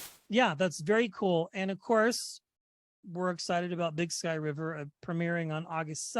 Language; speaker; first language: English; native; English